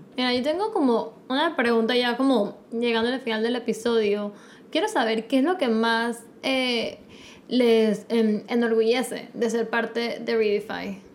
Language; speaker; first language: Spanish; native; Spanish